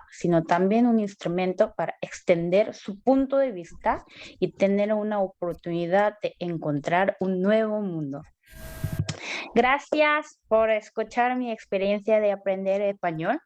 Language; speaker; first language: Spanish; non-native, learner; Korean